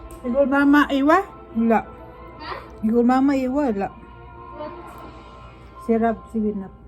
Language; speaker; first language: Arabic; non-native, learner; Filipino